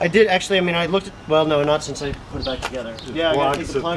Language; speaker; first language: English; native; English